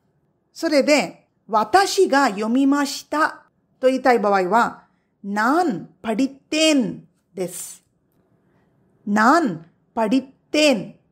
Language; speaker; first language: Japanese; non-native, fluent; Tamil